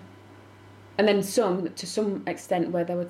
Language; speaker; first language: English; native; English